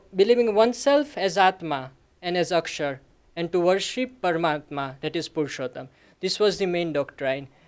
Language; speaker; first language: English; non-native, local second language; Gujarati